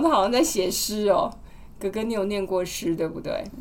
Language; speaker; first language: Chinese; native; Chinese